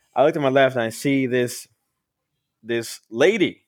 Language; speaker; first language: English; early bilingual, other home language; Spanish